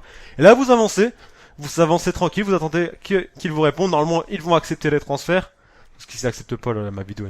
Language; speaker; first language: French; native; French